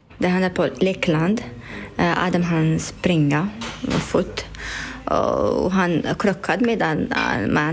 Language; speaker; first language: Swedish; non-native, learner; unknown